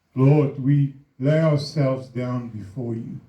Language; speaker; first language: English; non-native, local second language; Afrikaans